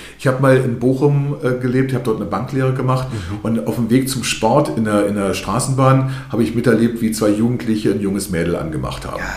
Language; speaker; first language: German; early bilingual, other home language; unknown